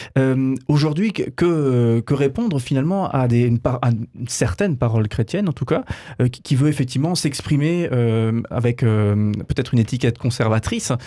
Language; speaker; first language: French; native; French